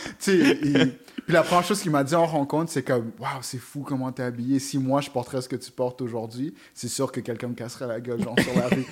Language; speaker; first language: French; native; French